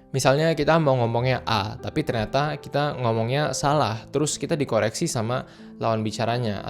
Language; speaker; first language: Indonesian; native; Indonesian